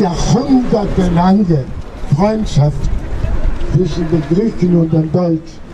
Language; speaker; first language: German; non-native, fluent; Greek